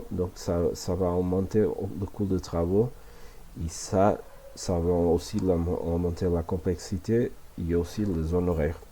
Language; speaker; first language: French; non-native, fluent; Portuguese